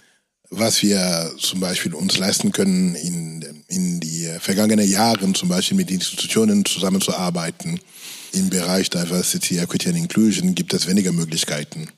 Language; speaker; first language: German; non-native, fluent; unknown